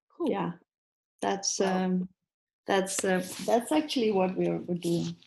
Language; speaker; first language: English; non-native, fluent; Dutch